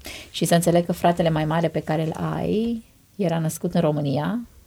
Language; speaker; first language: Romanian; native; Romanian